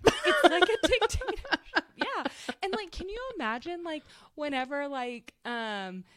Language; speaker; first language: English; native; English